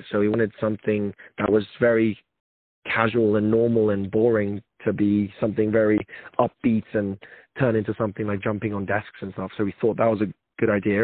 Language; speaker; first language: English; native; English